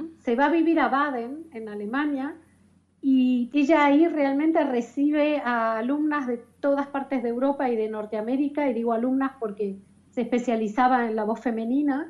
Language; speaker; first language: Spanish; native; Spanish